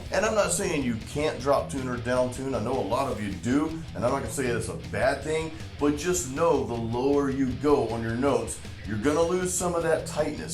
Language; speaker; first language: English; native; English